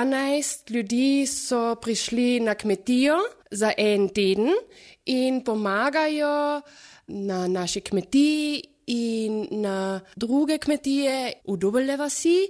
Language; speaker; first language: Slovenian; non-native, fluent; German